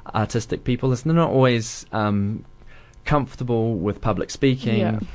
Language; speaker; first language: English; native; English